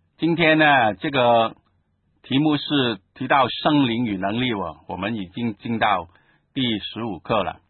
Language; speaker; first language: Chinese; non-native, local second language; Cantonese